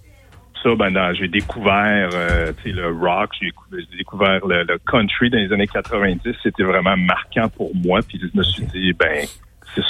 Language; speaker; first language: French; native; French